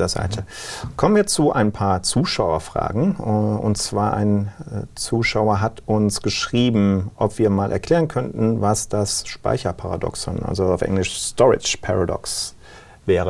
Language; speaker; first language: German; native; German